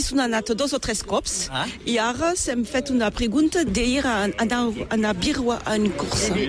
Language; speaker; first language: Catalan; non-native, learner; French